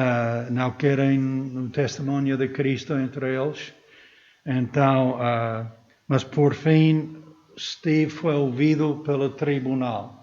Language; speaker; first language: Portuguese; non-native, fluent; English